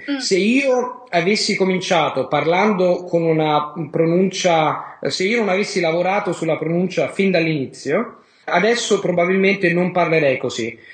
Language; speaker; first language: Italian; native; Italian